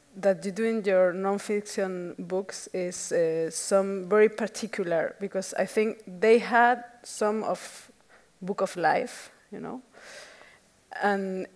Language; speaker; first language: English; non-native, fluent; Spanish